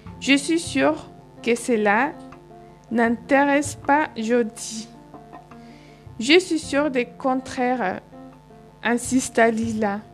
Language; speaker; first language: French; non-native, fluent; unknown